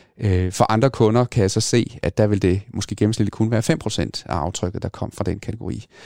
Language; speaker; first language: Danish; native; Danish